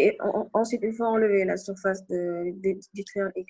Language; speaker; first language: French; non-native, local second language; Wolof